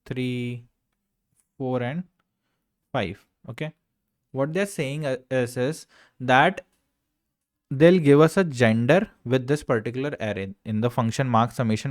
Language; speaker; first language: English; non-native, local second language; Hindi